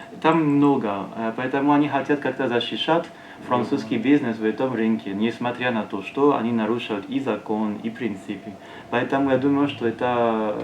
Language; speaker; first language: Russian; non-native, learner; French